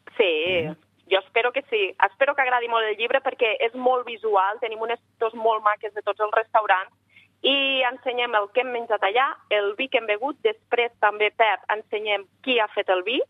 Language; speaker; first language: Catalan; native; Catalan